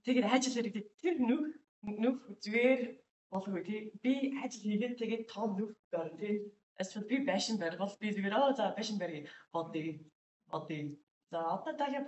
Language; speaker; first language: Mongolian; non-native, learner; English